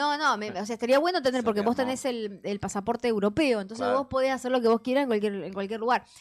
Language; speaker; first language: Spanish; native; Spanish